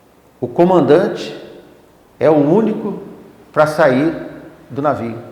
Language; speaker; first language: Portuguese; native; Portuguese